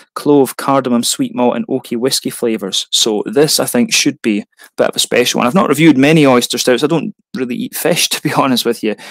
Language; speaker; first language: English; native; English